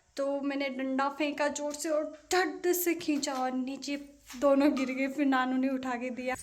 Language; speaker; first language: Hindi; non-native, local second language; Nepali